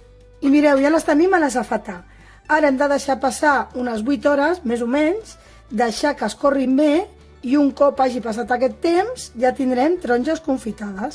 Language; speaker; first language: Catalan; native; Catalan